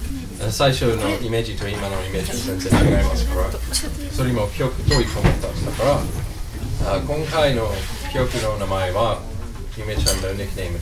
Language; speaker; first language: Japanese; non-native, fluent; English